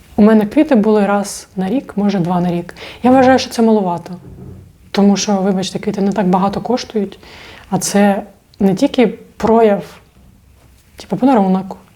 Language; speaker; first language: Ukrainian; non-native, local second language; Russian